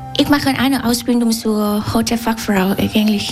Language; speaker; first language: German; non-native, learner; Vietnamese